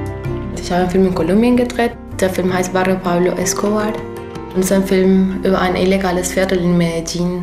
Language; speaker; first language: German; non-native, fluent; Spanish